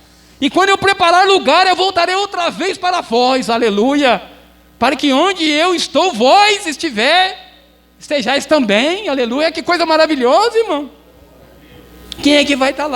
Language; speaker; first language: Portuguese; native; Portuguese